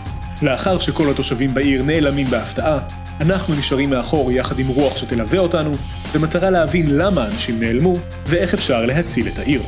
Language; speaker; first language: Hebrew; native; Hebrew